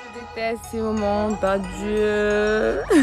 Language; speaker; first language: French; non-native, local second language; Arabic